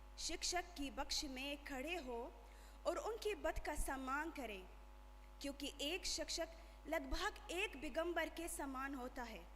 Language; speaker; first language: Hindi; non-native, learner; Arabic